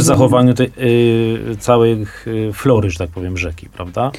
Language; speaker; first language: Polish; native; Polish